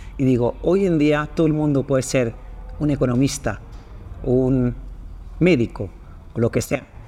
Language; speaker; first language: Spanish; non-native, fluent; Swedish